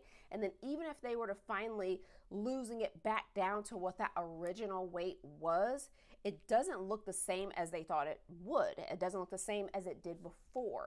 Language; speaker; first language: English; native; English